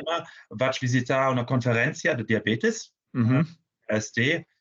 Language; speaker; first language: Spanish; non-native, fluent; German